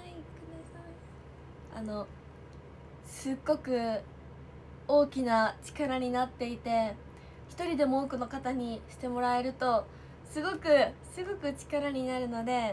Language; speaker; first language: Japanese; native; Japanese